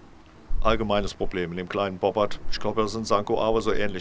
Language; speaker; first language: German; native; German